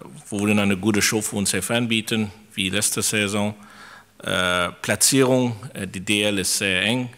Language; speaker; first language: German; non-native, fluent; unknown